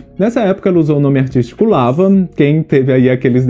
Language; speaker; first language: Portuguese; native; Portuguese